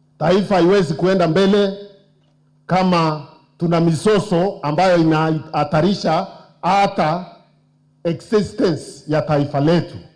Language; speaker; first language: Swahili; non-native, local second language; Meru